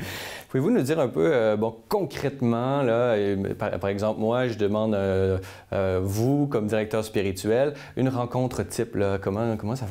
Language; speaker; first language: French; native; French